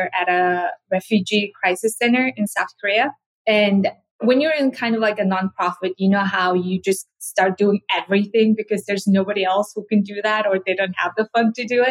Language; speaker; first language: English; non-native, fluent; Korean